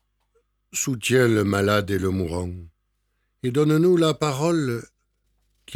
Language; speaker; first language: French; native; French